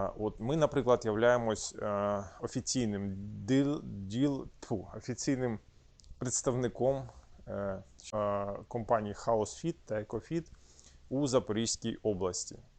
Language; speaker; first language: Ukrainian; non-native, local second language; Russian